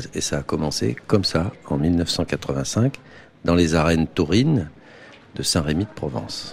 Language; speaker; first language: French; native; French